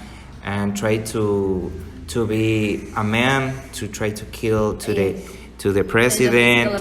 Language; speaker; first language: English; non-native, learner; Spanish